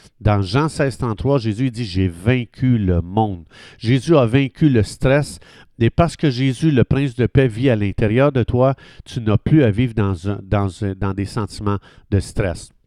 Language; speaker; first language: French; native; French